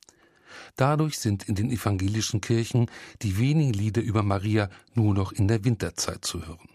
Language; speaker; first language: German; native; German